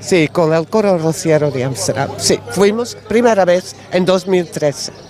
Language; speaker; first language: Spanish; non-native, learner; Dutch